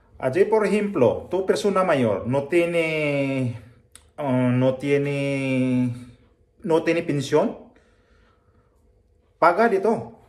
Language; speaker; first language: Spanish; non-native, learner; Filipino